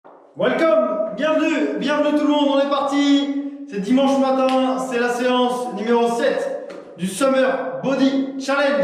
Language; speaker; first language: French; native; French